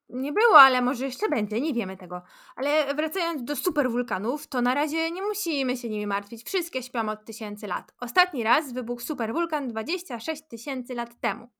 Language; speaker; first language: Polish; native; Polish